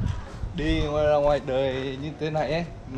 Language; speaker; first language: Vietnamese; native; Vietnamese